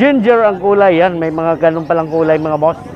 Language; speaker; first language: Filipino; native; Filipino